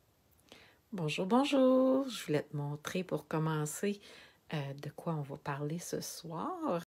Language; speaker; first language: French; native; French